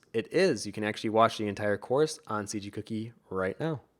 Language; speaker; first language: English; native; English